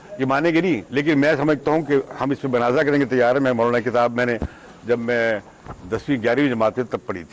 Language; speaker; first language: Urdu; non-native, local second language; Punjabi